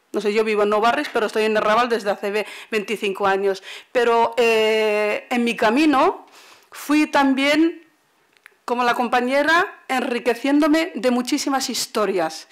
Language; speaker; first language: Spanish; native; Spanish